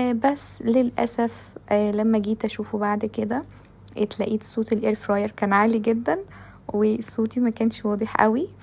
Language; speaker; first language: Arabic; native; Arabic